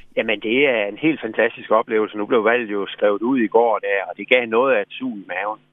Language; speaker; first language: Danish; native; Danish